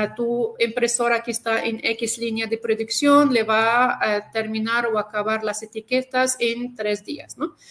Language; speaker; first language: Spanish; non-native, fluent; Arabic